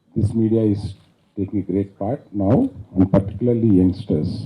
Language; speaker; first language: English; non-native, local second language; Telugu